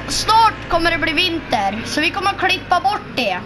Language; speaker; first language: Swedish; native; Swedish